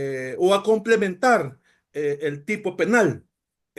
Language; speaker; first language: Spanish; native; Spanish